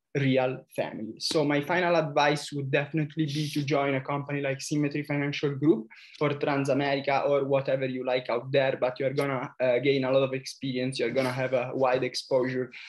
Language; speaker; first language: English; non-native, fluent; Italian